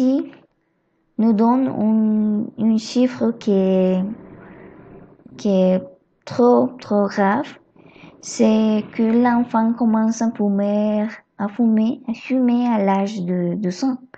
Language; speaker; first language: French; non-native, learner; Spanish